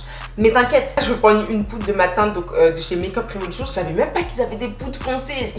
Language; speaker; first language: French; native; French